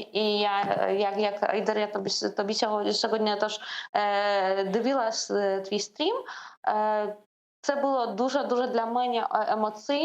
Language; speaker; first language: Ukrainian; non-native, learner; Lithuanian